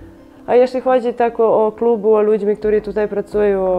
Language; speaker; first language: Polish; non-native, fluent; Serbian